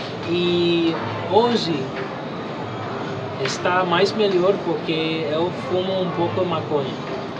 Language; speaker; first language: Portuguese; non-native, learner; English